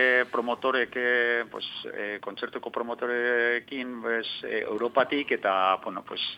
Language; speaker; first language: Basque; non-native, local second language; Spanish